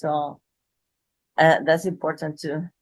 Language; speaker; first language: English; non-native, learner; Spanish